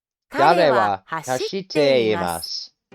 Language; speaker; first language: Japanese; non-native, learner; English